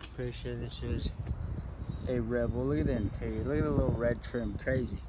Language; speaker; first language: English; native; English